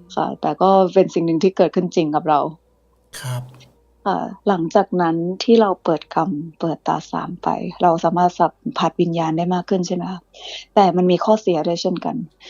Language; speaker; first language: Thai; early bilingual, other home language; English